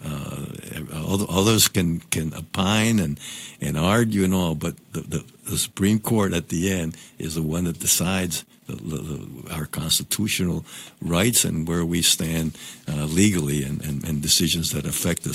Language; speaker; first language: English; non-native, local second language; Spanish